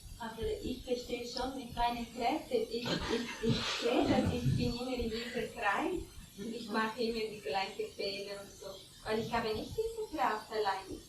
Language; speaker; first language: German; non-native, learner; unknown